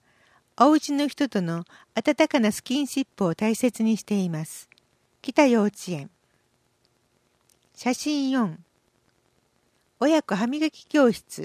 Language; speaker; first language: Japanese; native; Japanese